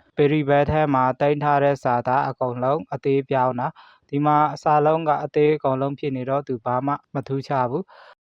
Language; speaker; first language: Burmese; native; Burmese